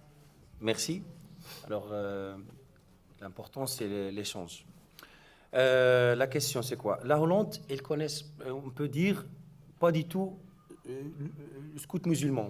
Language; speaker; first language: French; non-native, learner; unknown